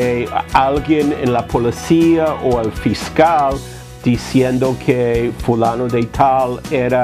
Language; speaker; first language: Spanish; non-native, fluent; English